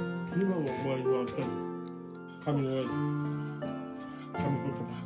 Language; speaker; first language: Japanese; native; Japanese